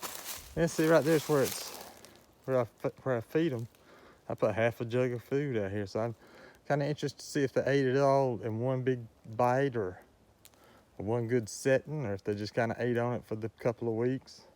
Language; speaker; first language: English; native; English